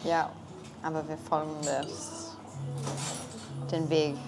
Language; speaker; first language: German; non-native, fluent; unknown